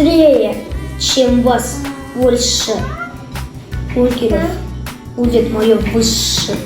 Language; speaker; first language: Russian; non-native, local second language; Kazakh